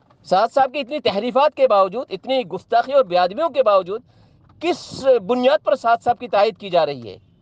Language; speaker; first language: Hindi; non-native, local second language; Bangla